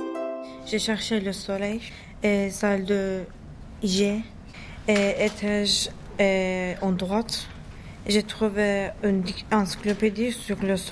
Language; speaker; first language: French; non-native, learner; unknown